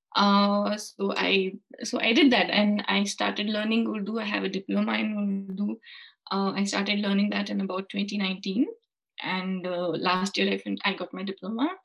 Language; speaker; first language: English; non-native, local second language; Hindi